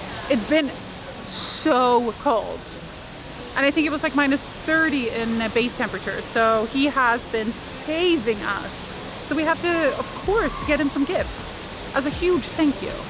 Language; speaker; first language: English; non-native, fluent; Swedish